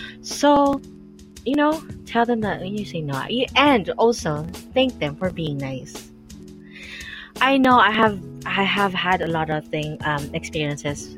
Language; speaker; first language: English; non-native, local second language; Filipino